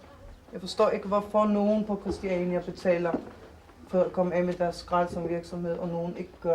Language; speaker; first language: Danish; native; Danish